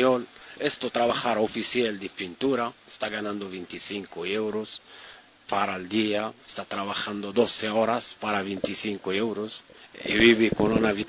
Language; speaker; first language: Spanish; non-native, learner; Arabic